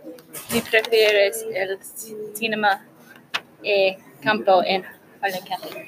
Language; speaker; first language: Spanish; non-native, learner; English